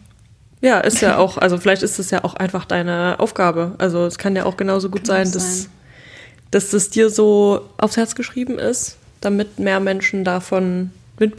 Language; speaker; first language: German; native; German